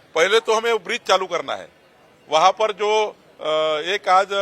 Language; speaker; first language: Hindi; non-native, local second language; Marathi